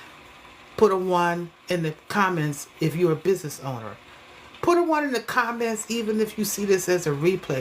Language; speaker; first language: English; native; English